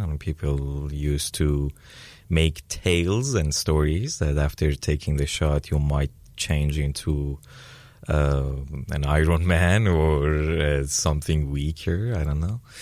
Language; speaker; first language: English; non-native, fluent; Persian